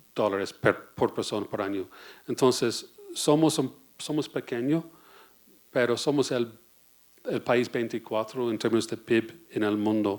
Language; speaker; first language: Spanish; non-native, fluent; English